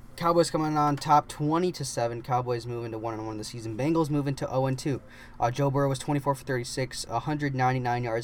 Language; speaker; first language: English; native; English